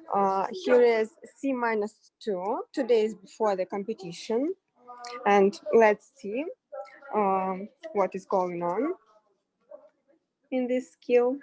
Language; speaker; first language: English; non-native, fluent; Russian